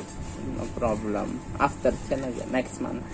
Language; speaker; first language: English; non-native, learner; Indonesian